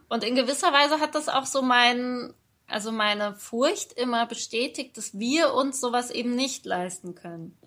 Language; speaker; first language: German; early bilingual, other home language; Persian